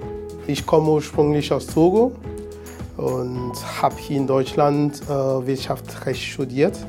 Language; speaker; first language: German; non-native, fluent; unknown